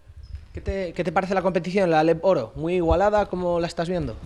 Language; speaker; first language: Spanish; native; Spanish